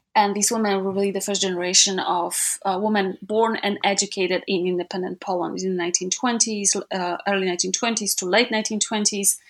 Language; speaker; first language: English; non-native, fluent; Polish